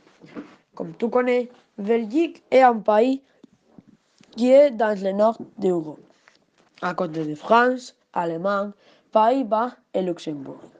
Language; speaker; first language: French; non-native, learner; Spanish